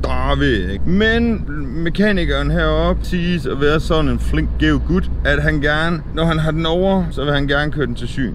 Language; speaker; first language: Danish; native; Danish